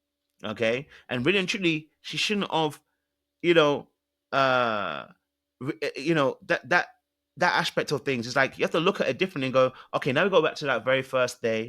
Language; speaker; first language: English; native; English